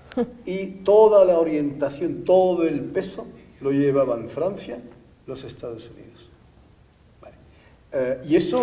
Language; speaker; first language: Spanish; non-native, fluent; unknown